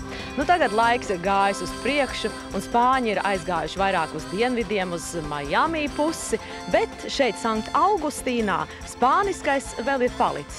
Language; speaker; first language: Latvian; native; Latvian